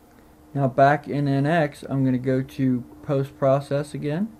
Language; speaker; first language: English; native; English